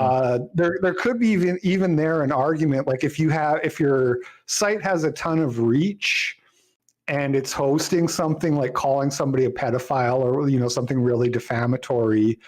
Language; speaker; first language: English; native; English